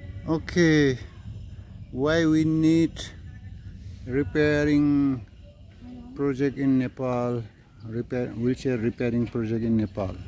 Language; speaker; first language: English; non-native, learner; Nepali